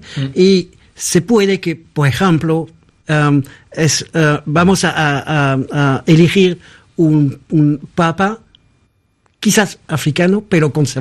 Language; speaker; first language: Spanish; non-native, fluent; French